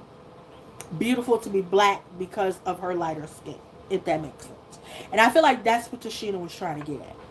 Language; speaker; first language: English; native; English